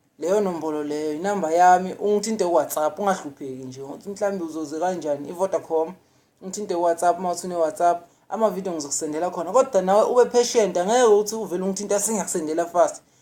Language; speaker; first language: Zulu; non-native, local second language; Swati